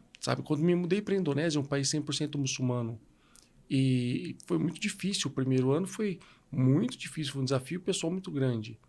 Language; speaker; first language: Portuguese; native; Portuguese